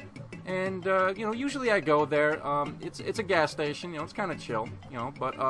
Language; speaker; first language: English; native; English